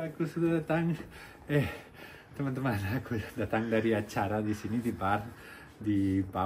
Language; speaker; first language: Indonesian; non-native, learner; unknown